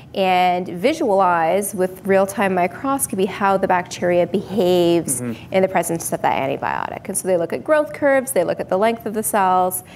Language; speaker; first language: English; native; English